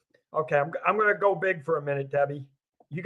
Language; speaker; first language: English; native; English